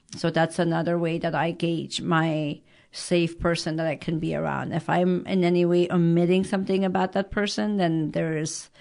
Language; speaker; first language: English; early bilingual, other home language; Persian